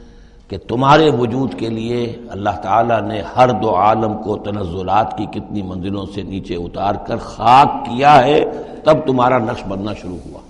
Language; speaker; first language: Urdu; native; Urdu